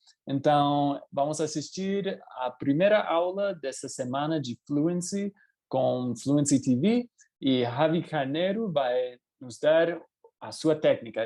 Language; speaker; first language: Portuguese; non-native, fluent; English